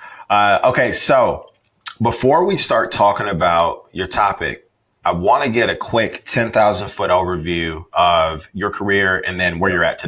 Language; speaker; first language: English; native; English